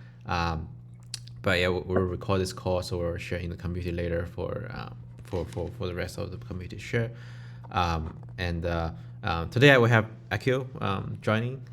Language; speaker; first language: English; non-native, fluent; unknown